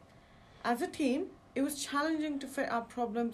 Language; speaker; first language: English; native; English